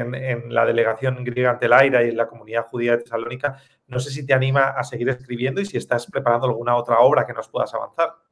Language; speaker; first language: Spanish; native; Spanish